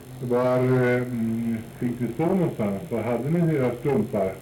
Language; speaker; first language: Swedish; native; Swedish